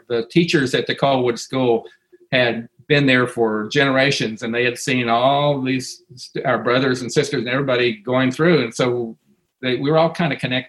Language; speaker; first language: English; native; English